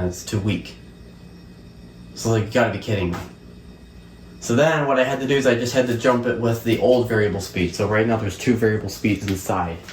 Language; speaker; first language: English; native; English